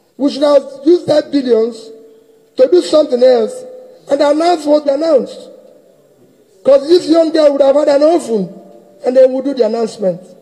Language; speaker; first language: English; native; English